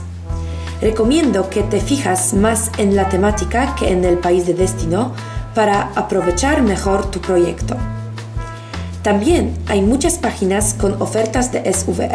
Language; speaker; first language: Spanish; non-native, fluent; Polish